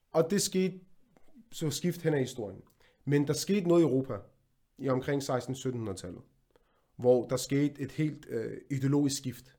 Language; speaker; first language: Danish; early bilingual, other home language; Arabic